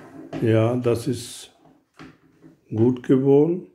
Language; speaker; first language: German; non-native, learner; Urdu